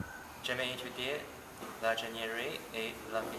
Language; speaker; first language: French; non-native, learner; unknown